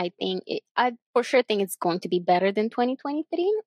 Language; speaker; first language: English; non-native, fluent; Bulgarian